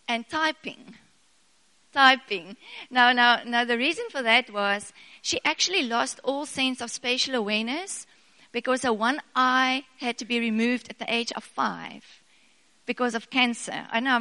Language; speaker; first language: English; non-native, local second language; Afrikaans